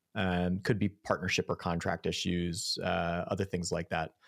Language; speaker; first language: English; native; English